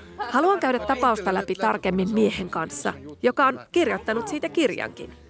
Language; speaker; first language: Finnish; native; Finnish